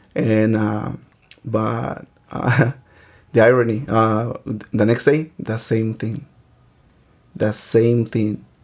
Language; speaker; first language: English; early bilingual, other home language; Spanish